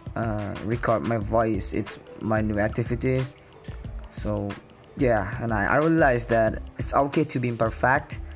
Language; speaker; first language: English; non-native, learner; Indonesian